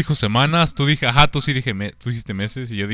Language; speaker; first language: Spanish; native; Spanish